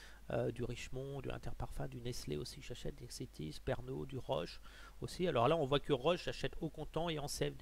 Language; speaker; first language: French; native; French